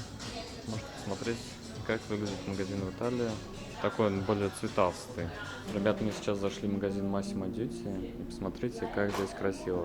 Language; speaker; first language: Russian; native; Russian